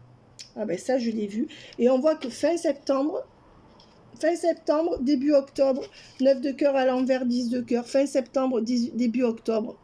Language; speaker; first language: French; native; French